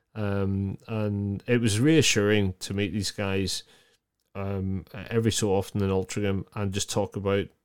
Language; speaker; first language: English; native; English